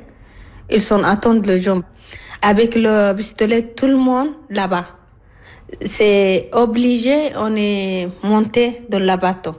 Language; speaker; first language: French; non-native, learner; Arabic